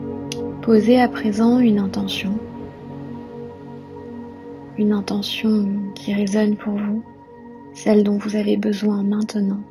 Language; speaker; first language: French; native; French